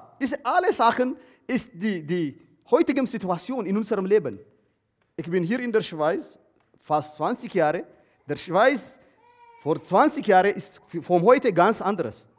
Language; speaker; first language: German; non-native, learner; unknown